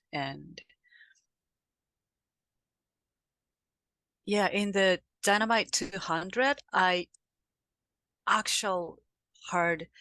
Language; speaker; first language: English; non-native, learner; Japanese